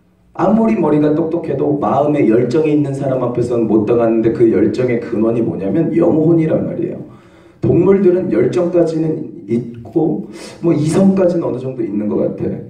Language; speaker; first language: Korean; native; Korean